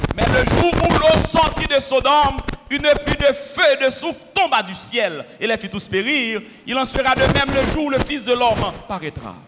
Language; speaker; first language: French; non-native, local second language; Haitian Creole